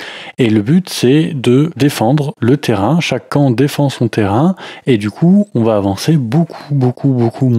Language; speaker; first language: French; native; French